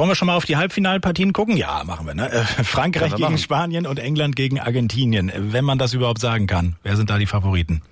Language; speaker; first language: German; native; German